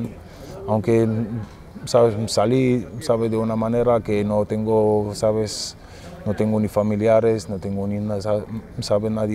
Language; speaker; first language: Spanish; non-native, fluent; Arabic